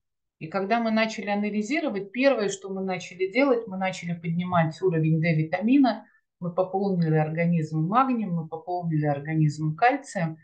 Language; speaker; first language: Russian; native; Russian